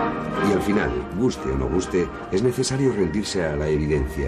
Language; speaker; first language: Spanish; native; Spanish